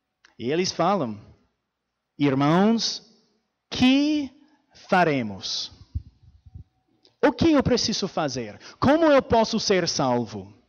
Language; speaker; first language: Portuguese; non-native, fluent; English